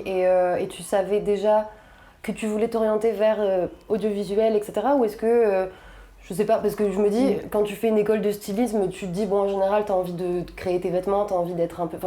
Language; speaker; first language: French; native; French